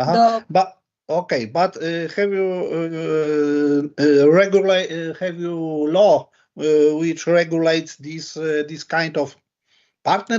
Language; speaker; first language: English; non-native, learner; Polish